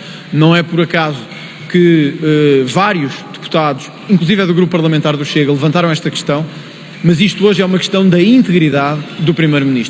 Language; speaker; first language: Portuguese; native; Portuguese